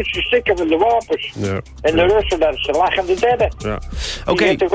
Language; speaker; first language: Dutch; native; Dutch